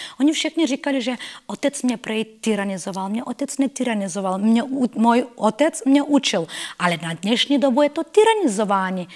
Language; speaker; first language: Czech; non-native, fluent; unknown